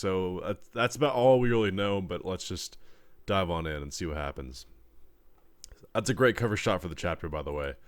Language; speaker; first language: English; native; English